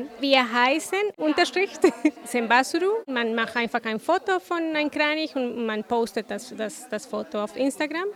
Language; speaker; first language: German; non-native, fluent; Spanish